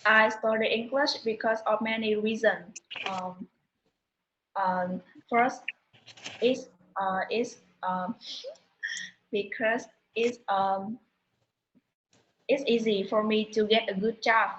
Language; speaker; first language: English; non-native, learner; Vietnamese